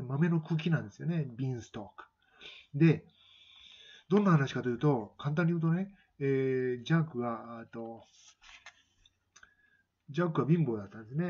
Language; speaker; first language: Japanese; native; Japanese